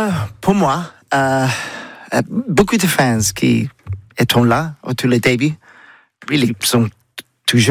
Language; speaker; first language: French; non-native, learner; English